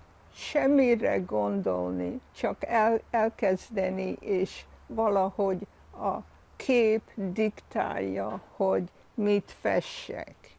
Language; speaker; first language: Hungarian; early bilingual, heritage; Hungarian